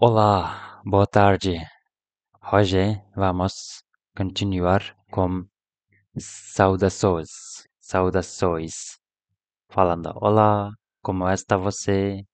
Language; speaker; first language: Portuguese; non-native, learner; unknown